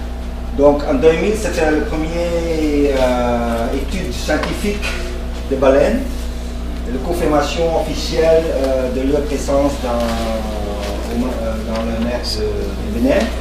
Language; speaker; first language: French; non-native, fluent; English